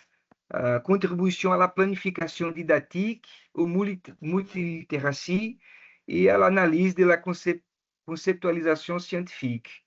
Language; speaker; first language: French; non-native, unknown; Portuguese